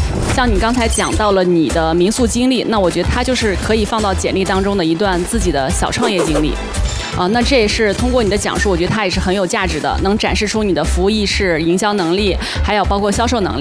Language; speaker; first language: Chinese; native; Chinese